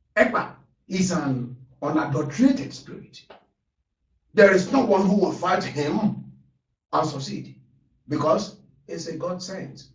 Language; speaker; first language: English; non-native, local second language; Yoruba